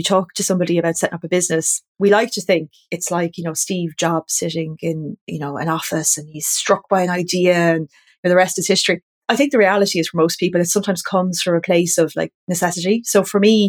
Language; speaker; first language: English; native; English